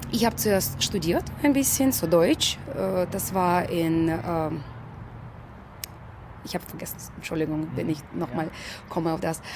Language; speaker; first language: German; non-native, fluent; Russian